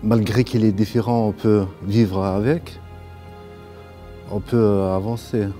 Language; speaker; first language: French; non-native, local second language; Arabic